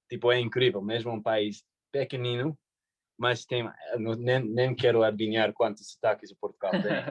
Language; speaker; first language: Portuguese; non-native, fluent; English